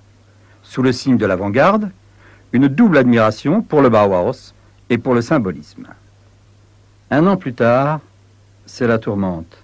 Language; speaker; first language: French; native; French